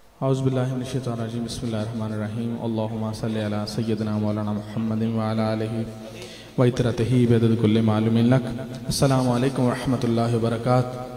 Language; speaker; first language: Urdu; non-native, local second language; Punjabi